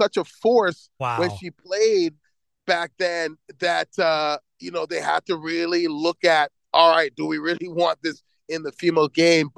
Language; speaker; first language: English; native; English